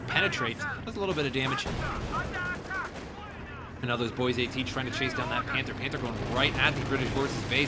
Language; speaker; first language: English; native; English